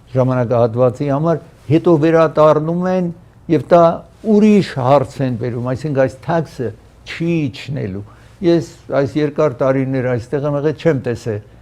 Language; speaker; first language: Armenian; early bilingual, heritage; Armenian